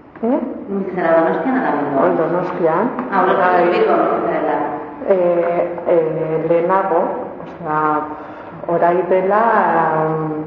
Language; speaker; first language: Basque; non-native, local second language; Spanish